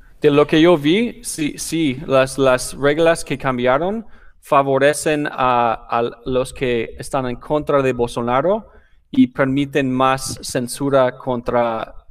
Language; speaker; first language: Spanish; non-native, fluent; English